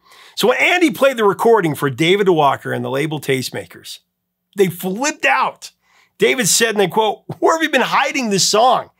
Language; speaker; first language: English; native; English